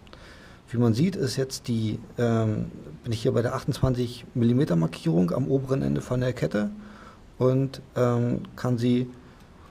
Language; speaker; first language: German; native; German